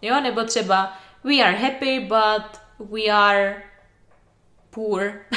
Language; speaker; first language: English; non-native, fluent; Czech